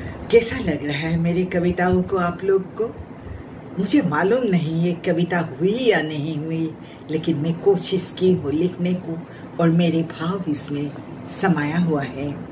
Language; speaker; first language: Hindi; non-native, local second language; Assamese